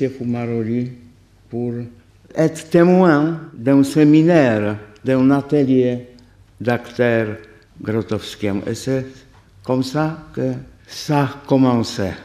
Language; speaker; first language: French; non-native, fluent; Polish